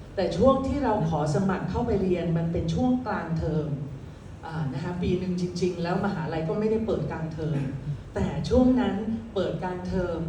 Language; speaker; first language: Thai; early bilingual, other home language; Cantonese